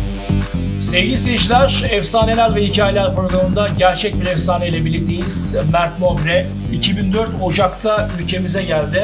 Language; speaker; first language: Turkish; native; Turkish